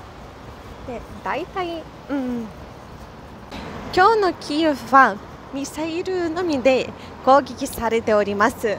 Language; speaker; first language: Japanese; non-native, fluent; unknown